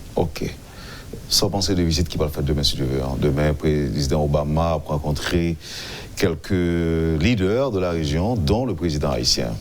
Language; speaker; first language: French; non-native, local second language; Haitian Creole